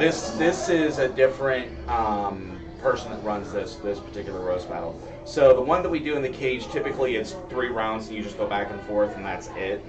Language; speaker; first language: English; native; English